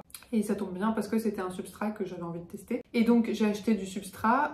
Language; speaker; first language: French; native; French